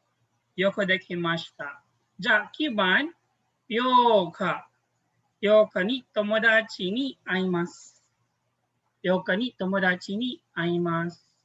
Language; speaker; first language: Japanese; non-native, fluent; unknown